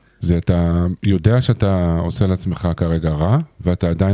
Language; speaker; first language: Hebrew; native; Hebrew